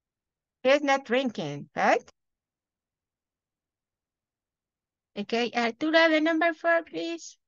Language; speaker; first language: English; non-native, fluent; Spanish